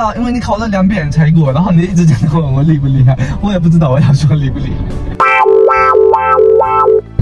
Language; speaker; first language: Chinese; native; Chinese